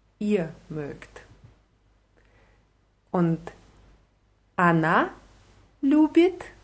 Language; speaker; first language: German; non-native, fluent; Russian